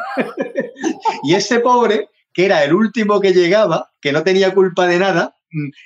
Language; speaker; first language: Spanish; native; Spanish